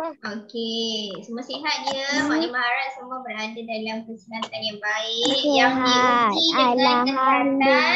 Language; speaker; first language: Malay; native; Malay